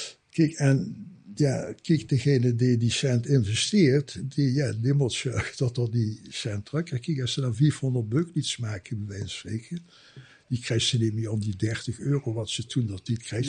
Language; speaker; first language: Dutch; native; Dutch